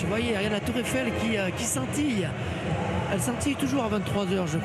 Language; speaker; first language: French; native; French